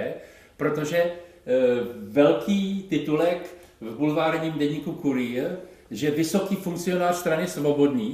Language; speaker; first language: Czech; native; Czech